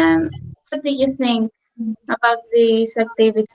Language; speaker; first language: English; non-native, learner; Spanish